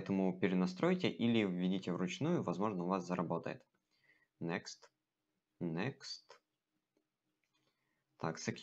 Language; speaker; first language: Russian; native; Russian